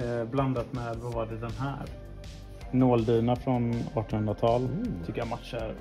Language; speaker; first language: Swedish; native; Swedish